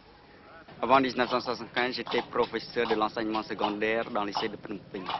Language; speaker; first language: French; non-native, local second language; Khmer